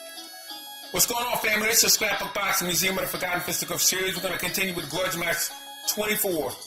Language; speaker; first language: English; native; English